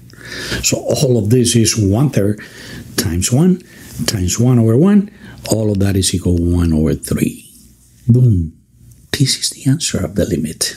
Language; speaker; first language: English; non-native, fluent; Spanish